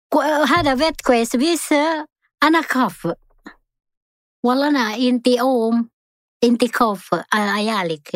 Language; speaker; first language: Arabic; non-native, learner; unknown